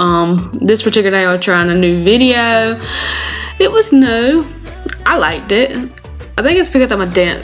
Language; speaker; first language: English; native; English